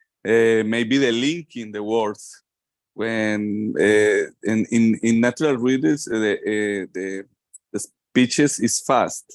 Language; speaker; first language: English; non-native, learner; Spanish